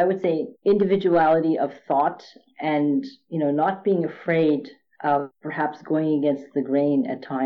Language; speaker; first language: English; native; English